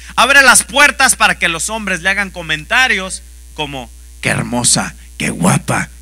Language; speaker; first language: Spanish; native; Spanish